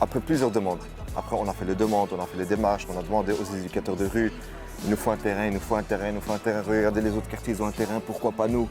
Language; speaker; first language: French; native; French